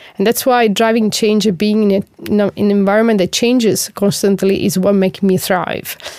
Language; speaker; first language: English; non-native, fluent; Italian